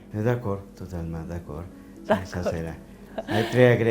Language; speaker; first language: French; non-native, fluent; Spanish